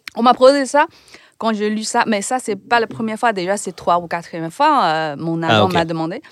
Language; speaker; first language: French; non-native, fluent; Chinese